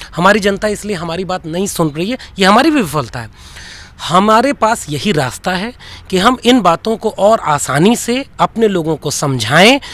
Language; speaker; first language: Hindi; native; Hindi